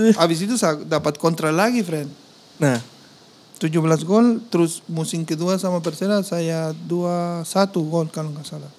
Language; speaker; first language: Indonesian; non-native, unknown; Spanish